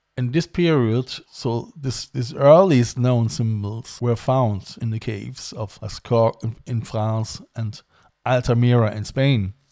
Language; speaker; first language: English; non-native, fluent; German